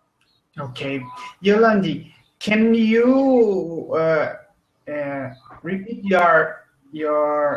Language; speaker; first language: English; non-native, learner; Portuguese